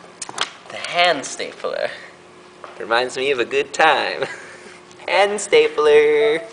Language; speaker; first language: English; native; English